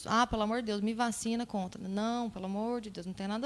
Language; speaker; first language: Portuguese; native; Portuguese